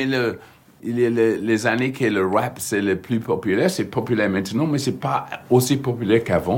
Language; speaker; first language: French; non-native, learner; English